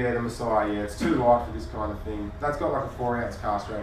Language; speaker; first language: English; native; English